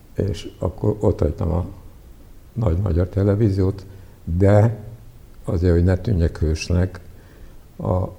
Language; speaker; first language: Hungarian; early bilingual, other home language; Serbian